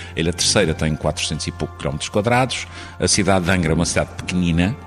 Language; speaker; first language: Portuguese; native; Portuguese